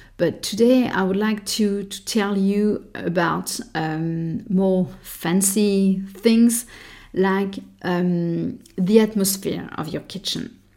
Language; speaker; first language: English; non-native, fluent; French